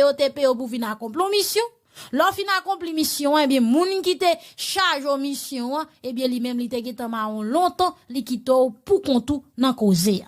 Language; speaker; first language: Haitian Creole; native; Haitian Creole